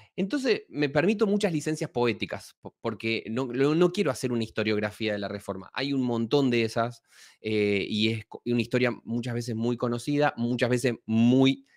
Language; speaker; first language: Spanish; native; Spanish